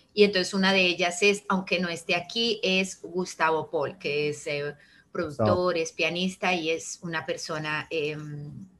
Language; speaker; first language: Spanish; early bilingual, heritage; Italian